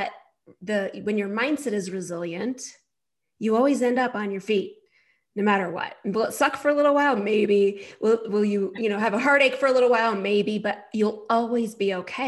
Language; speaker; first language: English; native; English